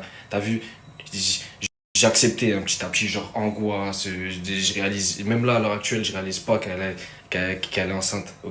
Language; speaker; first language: French; native; French